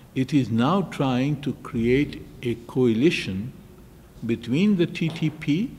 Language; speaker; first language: English; non-native, local second language; Urdu